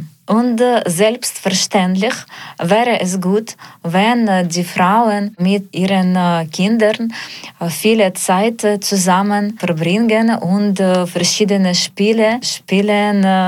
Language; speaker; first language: German; non-native, learner; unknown